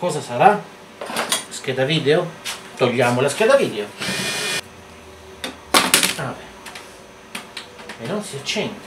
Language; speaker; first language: Italian; native; Italian